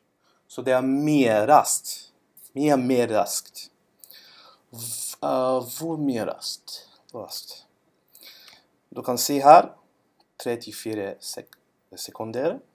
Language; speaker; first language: Norwegian; non-native, learner; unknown